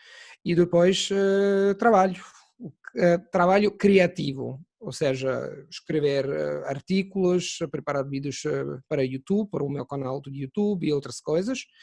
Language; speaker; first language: Portuguese; non-native, fluent; Italian